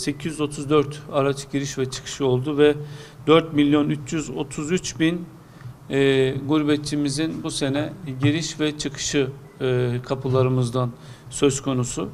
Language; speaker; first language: Turkish; native; Turkish